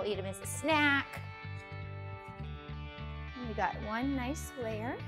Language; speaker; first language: English; native; English